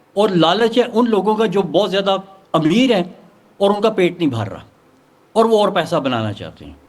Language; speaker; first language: Urdu; non-native, local second language; Punjabi